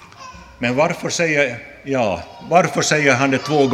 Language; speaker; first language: Swedish; non-native, local second language; Finnish